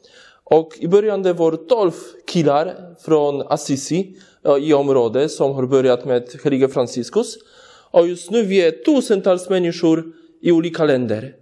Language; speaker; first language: Swedish; non-native, learner; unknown